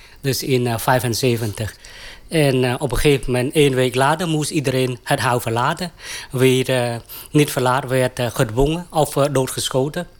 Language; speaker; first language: Dutch; non-native, fluent; Khmer